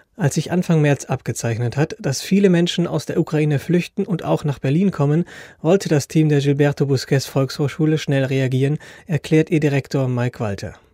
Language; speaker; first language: German; native; German